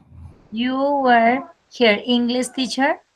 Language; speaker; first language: English; non-native, learner; Spanish